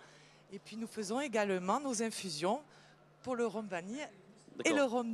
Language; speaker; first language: French; native; French